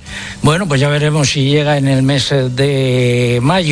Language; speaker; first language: Spanish; native; Spanish